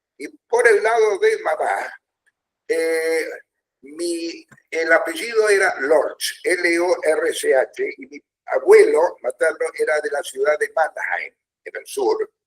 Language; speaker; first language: Spanish; early bilingual, other home language; German